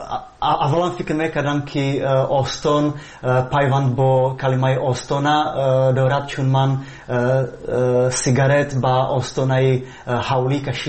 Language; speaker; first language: Persian; non-native, fluent; Czech